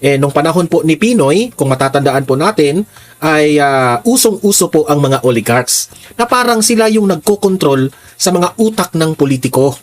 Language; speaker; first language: Filipino; native; Filipino